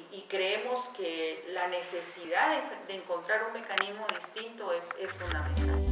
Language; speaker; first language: Spanish; native; Spanish